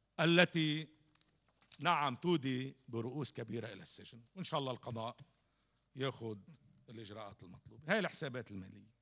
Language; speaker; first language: Arabic; native; Arabic